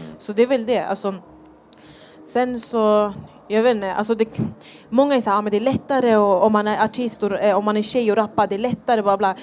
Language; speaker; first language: Swedish; early bilingual, other home language; Thai